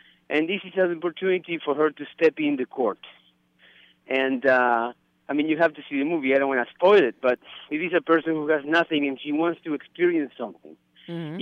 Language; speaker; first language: English; non-native, fluent; Spanish